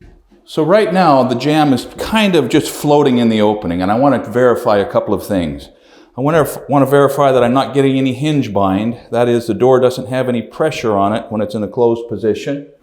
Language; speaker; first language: English; native; English